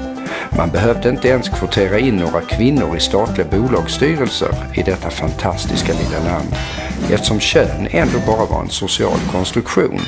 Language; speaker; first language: Swedish; native; Swedish